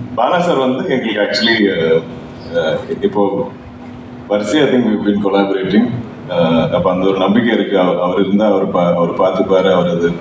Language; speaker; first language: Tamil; non-native, local second language; Malayalam